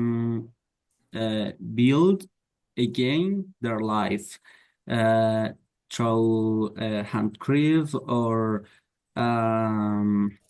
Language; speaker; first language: English; non-native, learner; Spanish